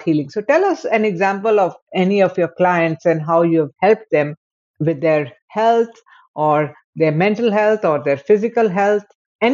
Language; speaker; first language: English; non-native, local second language; Hindi